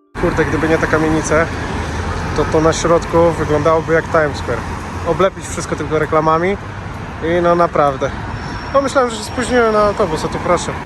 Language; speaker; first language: Polish; native; Polish